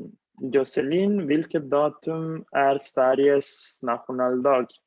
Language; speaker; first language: Swedish; non-native, fluent; Spanish